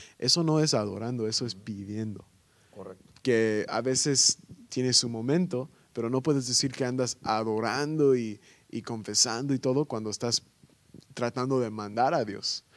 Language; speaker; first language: Spanish; early bilingual, heritage; Spanish